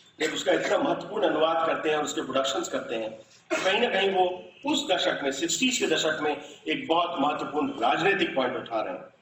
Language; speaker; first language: Hindi; native; Hindi